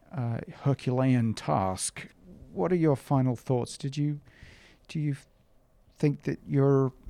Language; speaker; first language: English; native; English